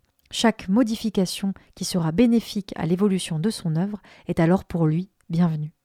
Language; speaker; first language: French; native; French